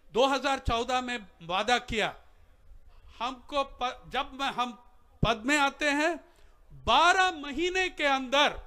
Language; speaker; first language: Hindi; non-native, local second language; Telugu